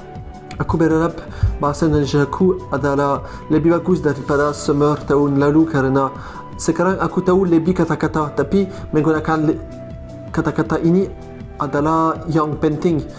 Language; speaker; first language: Indonesian; non-native, learner; French